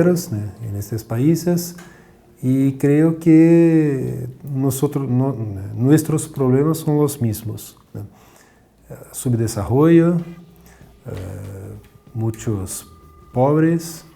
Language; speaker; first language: Spanish; non-native, learner; Portuguese